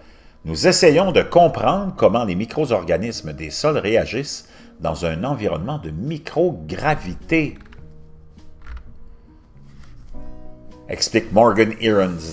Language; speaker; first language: French; native; French